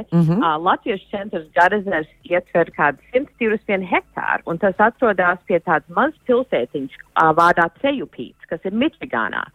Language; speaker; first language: Latvian; early bilingual, heritage; Latvian